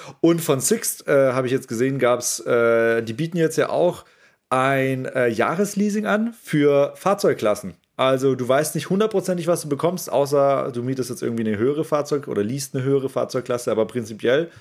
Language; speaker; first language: German; native; German